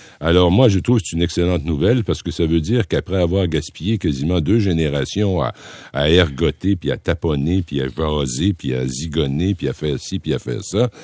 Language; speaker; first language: French; native; French